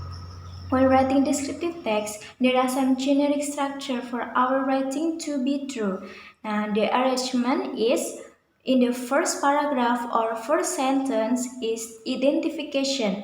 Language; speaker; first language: English; non-native, learner; Indonesian